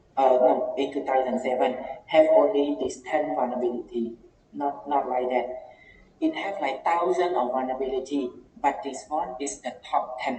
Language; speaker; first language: English; non-native, learner; Khmer